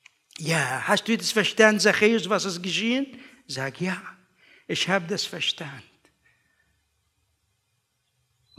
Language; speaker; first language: German; non-native, learner; Arabic